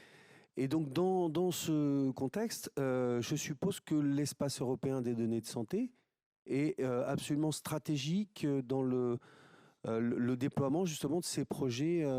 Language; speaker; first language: French; native; French